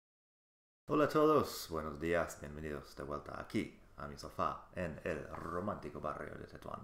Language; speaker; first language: Spanish; non-native, fluent; English